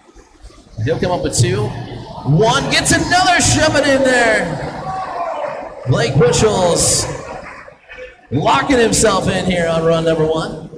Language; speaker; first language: English; native; English